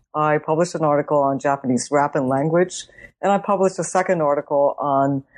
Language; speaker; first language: English; native; English